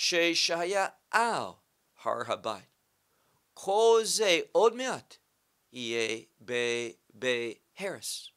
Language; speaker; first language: Hebrew; non-native, fluent; English